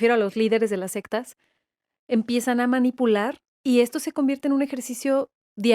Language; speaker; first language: Spanish; native; Spanish